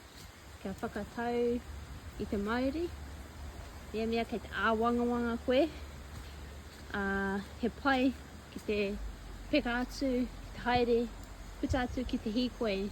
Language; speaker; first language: Māori; non-native, local second language; English